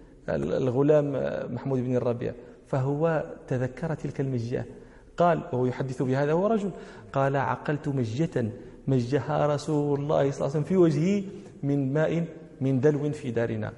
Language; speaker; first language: Arabic; native; Arabic